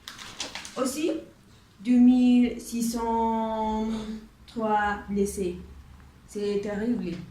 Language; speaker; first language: French; non-native, learner; Spanish